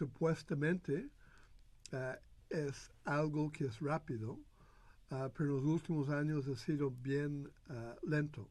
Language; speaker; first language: Spanish; non-native, fluent; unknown